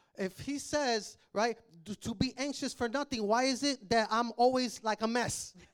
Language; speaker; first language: English; native; English